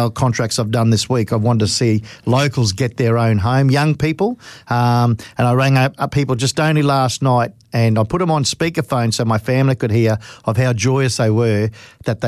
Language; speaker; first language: English; native; English